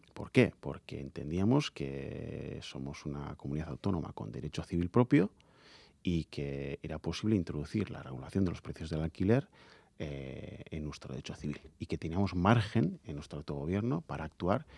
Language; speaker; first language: Spanish; native; Spanish